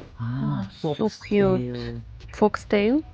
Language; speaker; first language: English; non-native, learner; Ukrainian